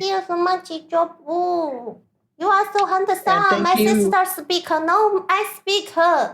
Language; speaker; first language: English; non-native, learner; Chinese